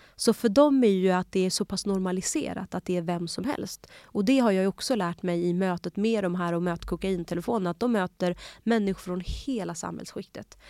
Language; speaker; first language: Swedish; early bilingual, other home language; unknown